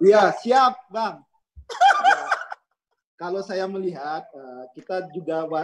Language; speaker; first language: Indonesian; native; Indonesian